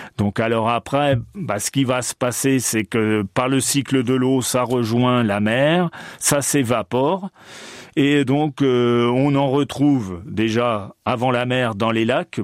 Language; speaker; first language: French; native; French